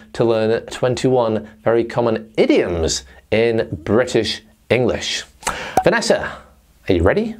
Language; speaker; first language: English; native; English